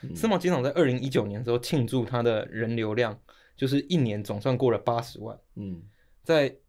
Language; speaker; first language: Chinese; native; Chinese